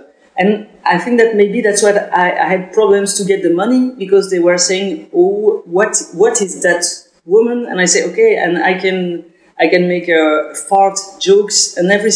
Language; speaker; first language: English; non-native, fluent; French